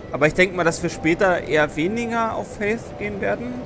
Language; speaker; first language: German; native; German